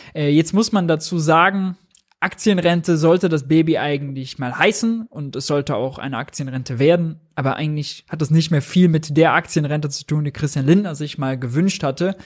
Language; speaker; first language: German; native; German